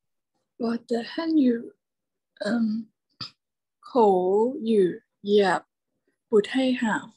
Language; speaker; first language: Chinese; non-native, learner; Thai